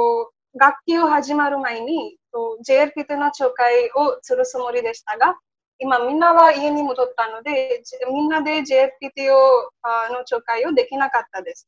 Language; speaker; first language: Japanese; non-native, learner; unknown